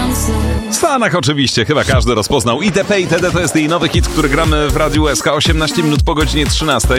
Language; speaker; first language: Polish; native; Polish